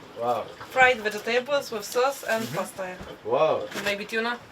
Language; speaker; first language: English; non-native, fluent; Polish